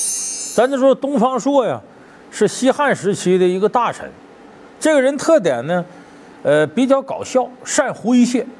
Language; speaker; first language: Chinese; native; Chinese